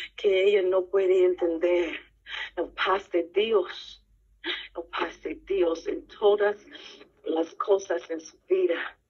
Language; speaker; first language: Spanish; non-native, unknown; English